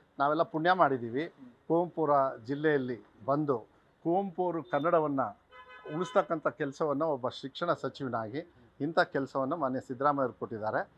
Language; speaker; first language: Kannada; native; Kannada